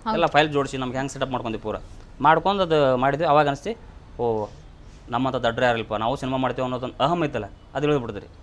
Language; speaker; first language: Kannada; native; Kannada